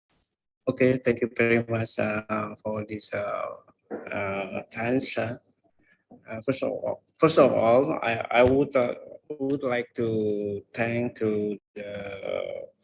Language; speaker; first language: English; non-native, fluent; Indonesian